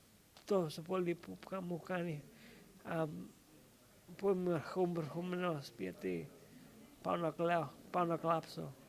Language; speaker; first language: Greek; early bilingual, heritage; English